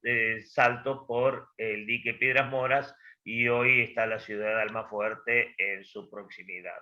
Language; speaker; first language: Spanish; native; Spanish